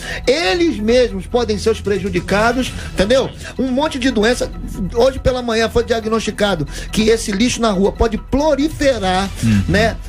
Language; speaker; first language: Portuguese; native; Portuguese